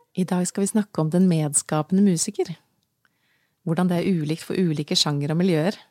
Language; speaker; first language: Norwegian; native; Norwegian